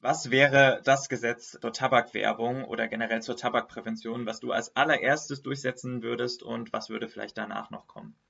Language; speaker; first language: German; native; German